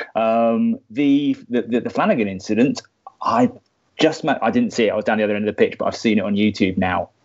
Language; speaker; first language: English; native; English